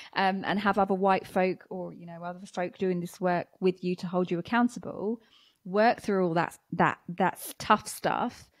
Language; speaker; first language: English; native; English